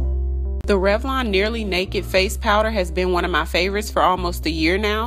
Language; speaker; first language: English; native; English